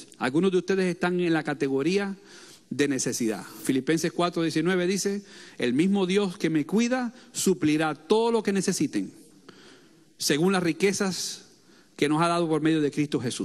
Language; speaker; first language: Spanish; native; Spanish